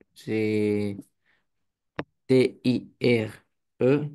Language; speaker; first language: French; non-native, learner; Romanian